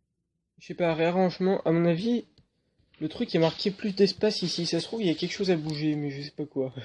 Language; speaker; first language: French; native; French